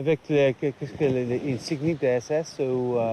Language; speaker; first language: French; non-native, learner; English